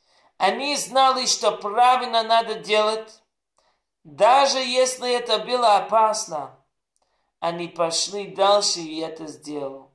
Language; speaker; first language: Russian; non-native, learner; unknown